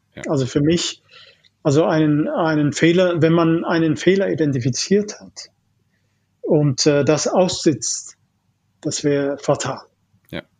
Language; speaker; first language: German; non-native, fluent; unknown